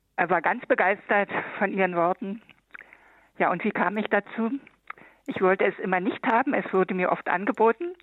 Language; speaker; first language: German; native; German